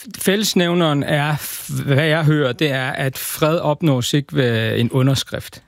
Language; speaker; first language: Danish; early bilingual, other home language; Persian